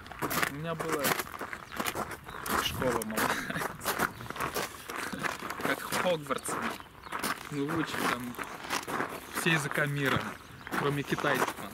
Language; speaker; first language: Russian; non-native, fluent; Romanian